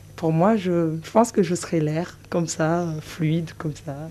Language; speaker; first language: French; non-native, local second language; Comorian